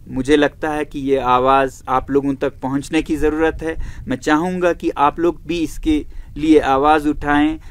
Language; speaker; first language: Hindi; non-native, local second language; Ladakhi